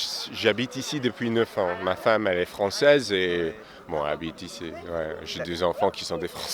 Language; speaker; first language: French; non-native, fluent; English